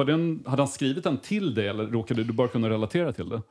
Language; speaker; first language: Swedish; native; Swedish